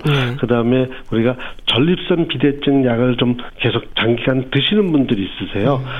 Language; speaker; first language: Korean; native; Korean